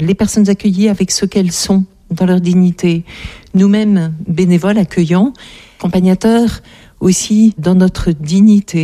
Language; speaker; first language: French; native; French